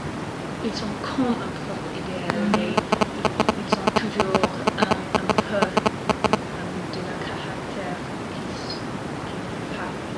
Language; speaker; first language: French; non-native, learner; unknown